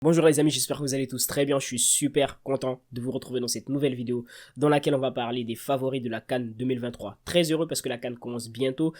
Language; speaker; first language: French; early bilingual, other home language; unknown